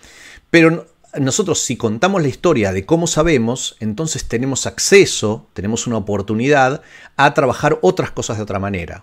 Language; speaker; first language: Spanish; native; Spanish